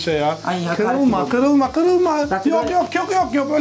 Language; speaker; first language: Turkish; non-native, learner; Italian